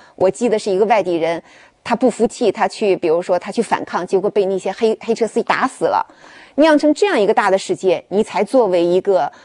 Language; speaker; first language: Chinese; native; Chinese